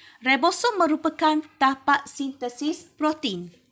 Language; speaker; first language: Malay; native; Malay